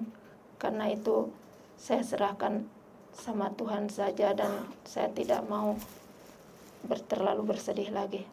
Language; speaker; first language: Indonesian; non-native, local second language; Sasak